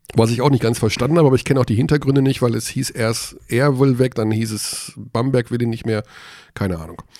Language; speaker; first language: German; native; German